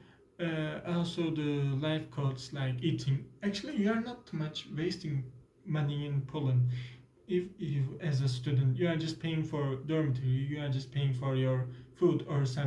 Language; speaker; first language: English; non-native, learner; Turkish